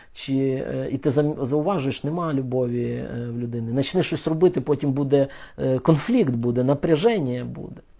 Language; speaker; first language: Ukrainian; non-native, local second language; Russian